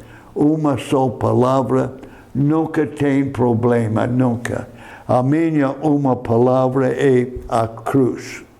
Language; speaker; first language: Portuguese; non-native, fluent; English